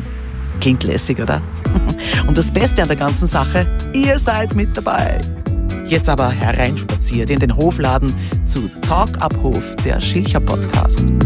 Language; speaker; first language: German; native; German